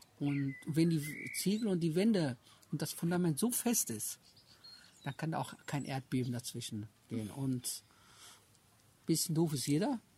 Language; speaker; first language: German; early bilingual, other home language; Turkish